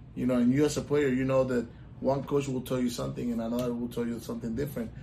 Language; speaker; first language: English; non-native, local second language; Spanish